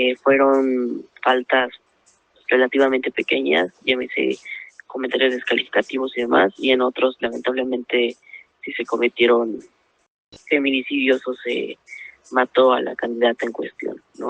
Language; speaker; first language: Spanish; native; Spanish